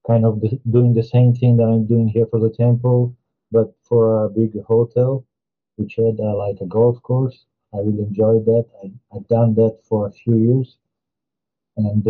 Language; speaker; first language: English; non-native, fluent; Italian